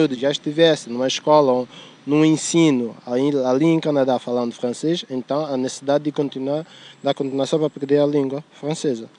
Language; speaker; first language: Portuguese; non-native, local second language; French